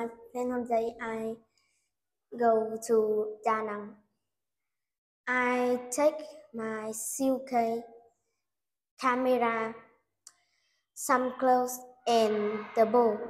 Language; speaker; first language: English; non-native, learner; Vietnamese